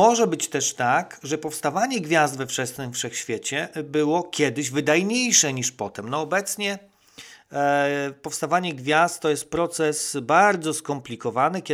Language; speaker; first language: Polish; native; Polish